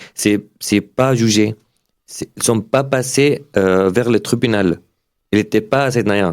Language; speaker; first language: French; non-native, learner; Arabic